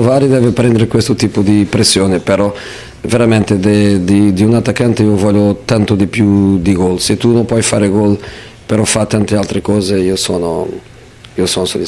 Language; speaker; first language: Italian; non-native, fluent; Portuguese